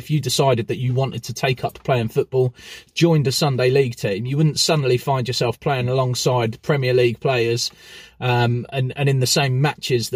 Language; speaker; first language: English; native; English